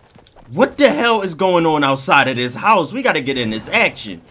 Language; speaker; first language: English; native; English